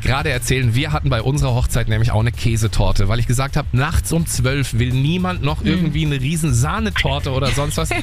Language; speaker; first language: German; native; German